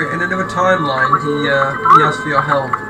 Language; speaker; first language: English; native; English